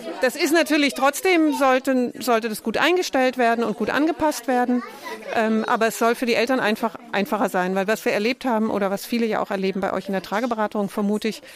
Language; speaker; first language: German; native; German